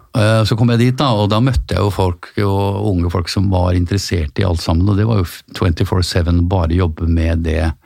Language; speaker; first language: Norwegian; native; Norwegian